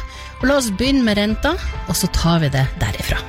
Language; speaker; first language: Norwegian; native; Norwegian